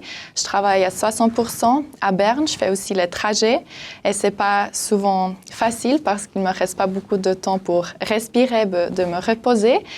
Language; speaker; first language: French; non-native, local second language; German